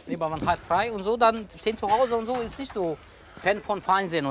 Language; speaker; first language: German; non-native, learner; Polish